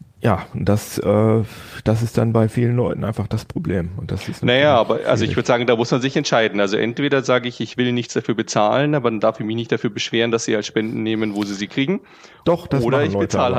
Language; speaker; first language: German; native; German